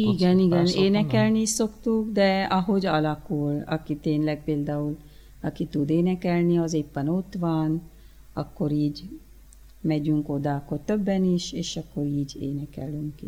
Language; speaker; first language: Hungarian; early bilingual, other home language; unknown